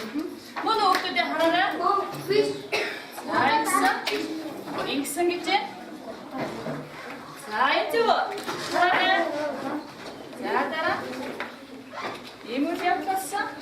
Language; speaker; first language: Mongolian; native; Mongolian